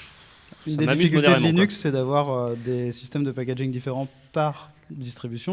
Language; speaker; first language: French; native; French